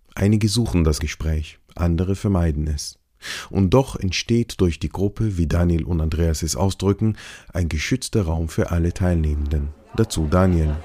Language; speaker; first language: German; non-native, fluent; Hebrew